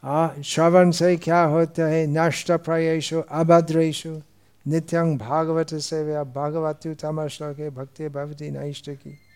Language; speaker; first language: Hindi; non-native, fluent; English